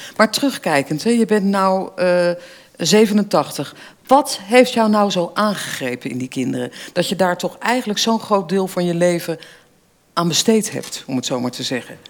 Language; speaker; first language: Dutch; native; Dutch